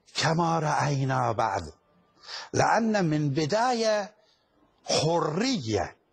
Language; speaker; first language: Arabic; non-native, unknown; Persian